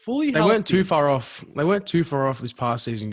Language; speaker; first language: English; native; English